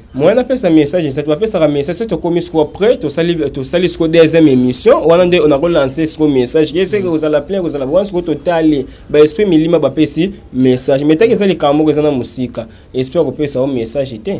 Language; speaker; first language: Lingala; non-native, local second language; Kongo